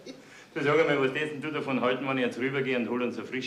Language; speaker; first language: German; native; German